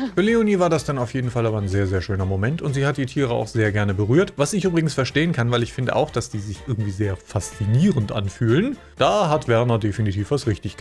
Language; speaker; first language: German; native; German